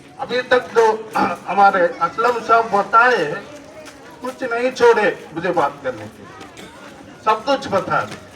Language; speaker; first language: Hindi; non-native, local second language; Kannada